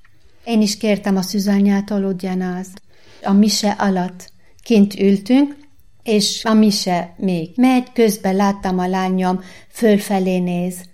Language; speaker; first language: Hungarian; non-native, fluent; Arabic